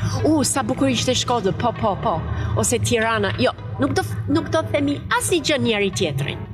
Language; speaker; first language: Albanian; non-native, learner; English